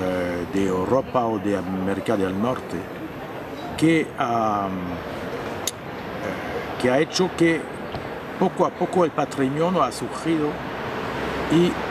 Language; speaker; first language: Spanish; non-native, fluent; French